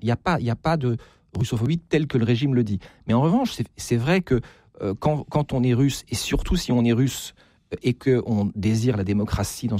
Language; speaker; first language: French; native; French